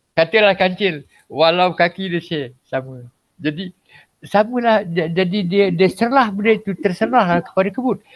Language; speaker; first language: Malay; non-native, local second language; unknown